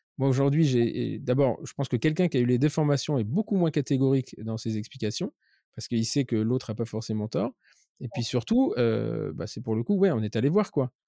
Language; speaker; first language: French; native; French